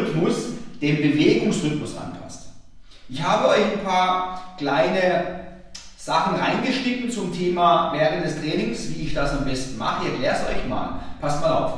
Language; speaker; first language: German; native; German